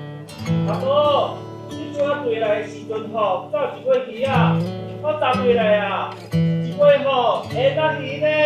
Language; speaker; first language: Chinese; native; Chinese